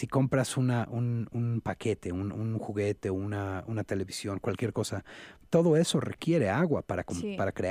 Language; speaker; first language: Spanish; native; Spanish